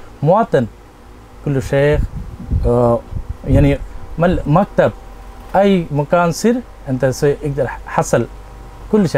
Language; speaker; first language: Arabic; non-native, learner; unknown